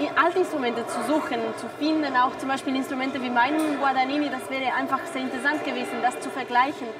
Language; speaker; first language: German; non-native, fluent; Spanish